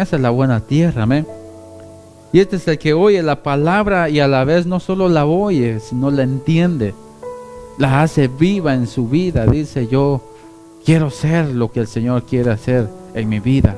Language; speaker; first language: Spanish; native; Spanish